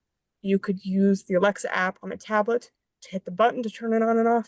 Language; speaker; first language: English; native; English